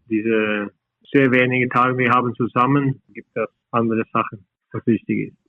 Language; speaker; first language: German; non-native, fluent; Norwegian